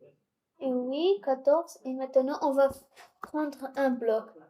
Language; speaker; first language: French; non-native, local second language; Arabic